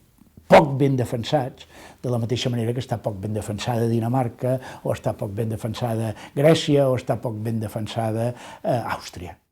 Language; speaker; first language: Catalan; native; Catalan